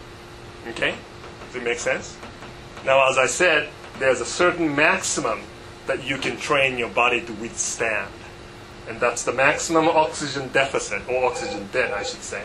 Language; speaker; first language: English; non-native, fluent; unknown